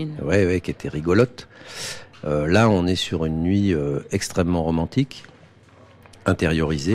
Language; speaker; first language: French; native; French